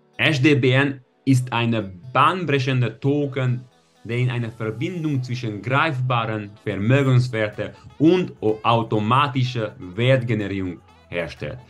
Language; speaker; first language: German; non-native, fluent; Hungarian